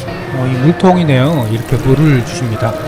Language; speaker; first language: Korean; native; Korean